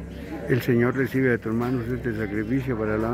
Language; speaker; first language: Spanish; native; Spanish